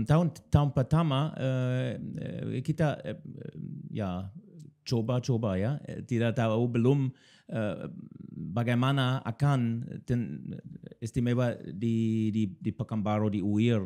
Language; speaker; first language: Indonesian; non-native, learner; German